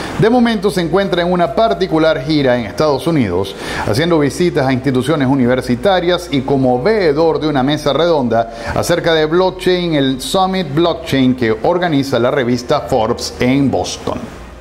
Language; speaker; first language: Spanish; native; Spanish